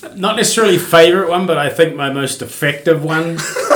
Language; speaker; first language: English; native; English